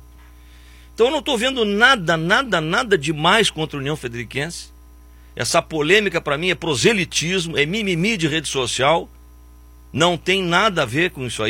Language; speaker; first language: Portuguese; native; Portuguese